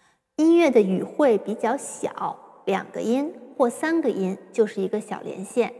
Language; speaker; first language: Chinese; native; Chinese